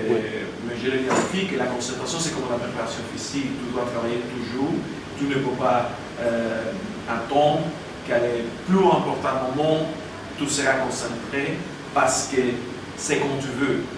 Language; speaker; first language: French; non-native, learner; Spanish